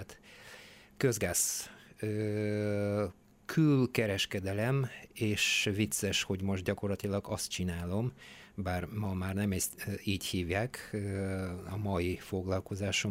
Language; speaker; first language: Hungarian; non-native, fluent; Bulgarian